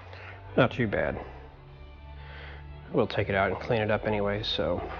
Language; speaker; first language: English; native; English